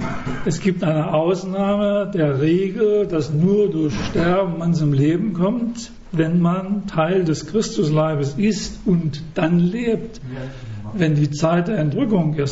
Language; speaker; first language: German; native; German